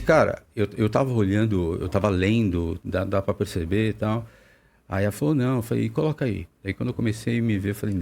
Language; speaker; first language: Portuguese; native; Portuguese